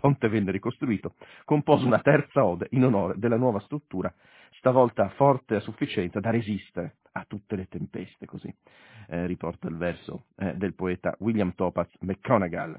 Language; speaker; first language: Italian; native; Italian